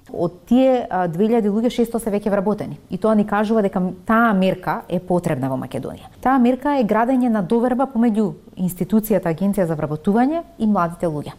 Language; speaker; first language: Macedonian; native; Macedonian